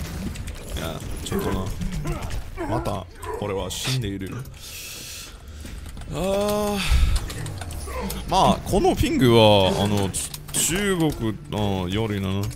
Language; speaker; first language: Japanese; non-native, learner; English